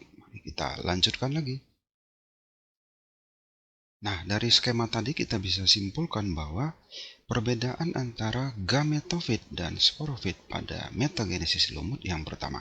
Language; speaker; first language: Indonesian; native; Indonesian